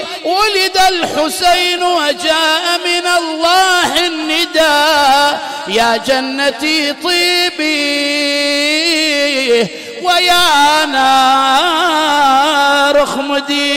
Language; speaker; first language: Arabic; native; Arabic